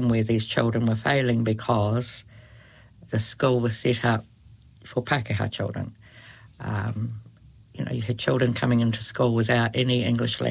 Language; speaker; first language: English; native; English